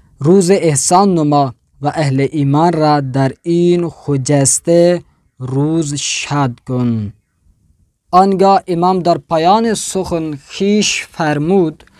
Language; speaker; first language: Persian; non-native, fluent; Urdu